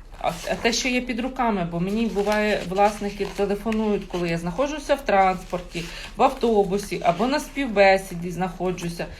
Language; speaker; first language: Ukrainian; non-native, local second language; Russian